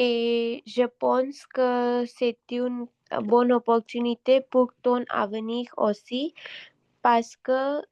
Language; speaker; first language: French; non-native, learner; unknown